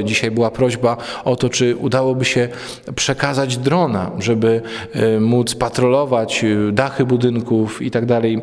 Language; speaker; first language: Polish; native; Polish